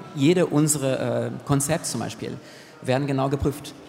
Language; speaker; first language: German; non-native, fluent; Portuguese